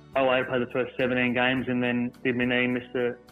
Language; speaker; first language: English; native; English